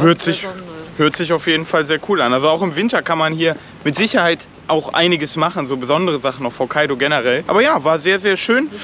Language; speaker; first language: German; native; German